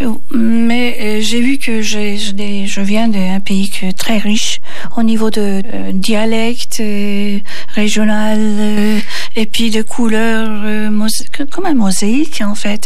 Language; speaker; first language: French; non-native, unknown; Turkish